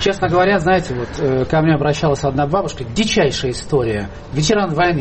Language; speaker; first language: Russian; native; Russian